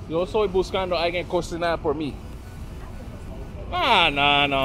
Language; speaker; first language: Spanish; non-native, learner; English